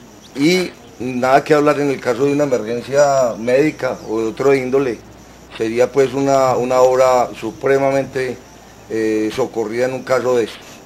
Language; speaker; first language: Spanish; native; Spanish